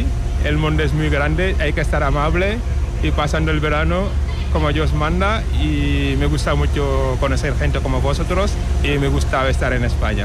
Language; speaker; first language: Spanish; non-native, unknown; Wolof